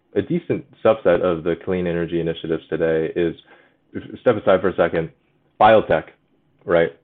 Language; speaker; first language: English; early bilingual, other home language; Chinese